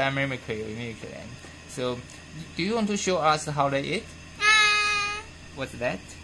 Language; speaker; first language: English; non-native, fluent; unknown